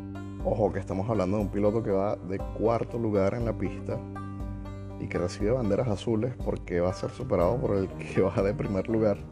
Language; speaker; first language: Spanish; native; Spanish